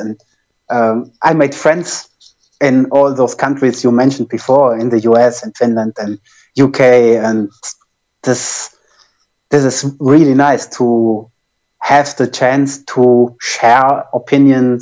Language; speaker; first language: English; non-native, fluent; German